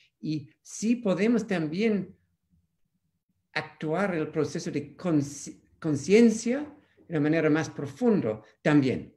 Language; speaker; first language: Spanish; non-native, fluent; English